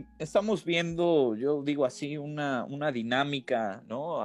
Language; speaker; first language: Spanish; native; Spanish